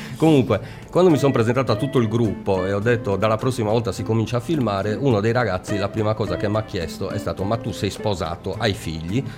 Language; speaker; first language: Italian; native; Italian